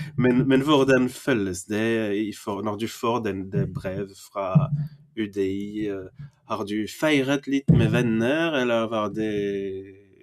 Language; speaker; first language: Norwegian; non-native, fluent; French